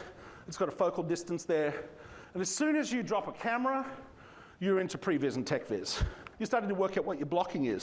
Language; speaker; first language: English; native; English